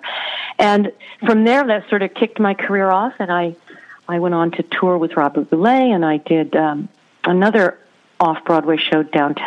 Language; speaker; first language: English; native; English